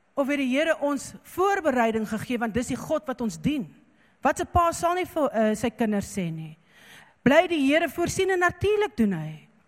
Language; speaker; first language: Afrikaans; non-native, local second language; English